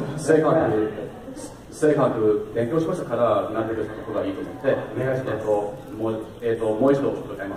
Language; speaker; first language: Japanese; non-native, learner; English